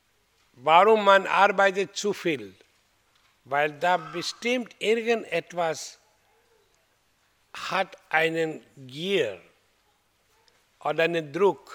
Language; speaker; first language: German; non-native, learner; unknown